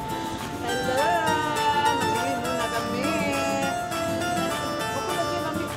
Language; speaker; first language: Filipino; non-native, local second language; Cebuano